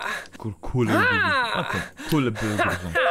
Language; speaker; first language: German; non-native, learner; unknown